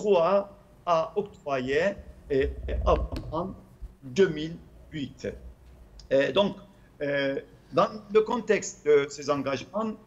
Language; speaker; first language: French; non-native, fluent; Turkish